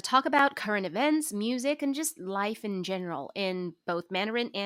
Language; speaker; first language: English; non-native, fluent; Chinese